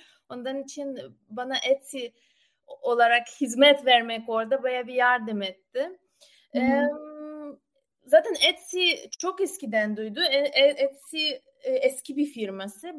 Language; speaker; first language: Turkish; non-native, learner; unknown